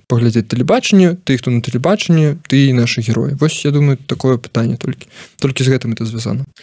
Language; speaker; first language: Belarusian; non-native, local second language; Russian